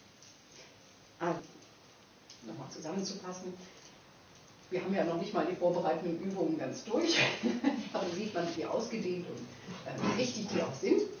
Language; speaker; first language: German; native; German